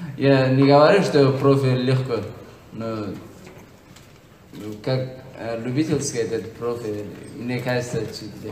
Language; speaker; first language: Russian; non-native, learner; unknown